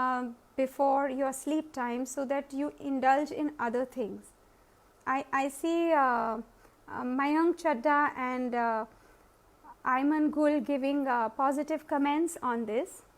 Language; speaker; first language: English; non-native, local second language; Hindi